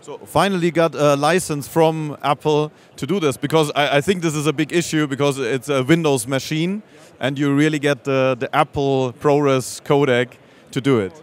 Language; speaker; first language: English; non-native, fluent; German